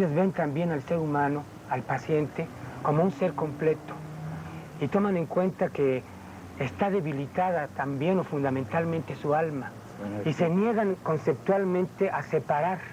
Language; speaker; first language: Spanish; native; Spanish